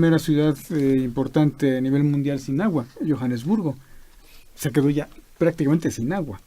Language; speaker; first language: Spanish; native; Spanish